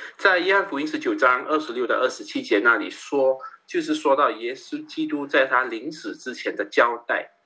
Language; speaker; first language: Chinese; native; Chinese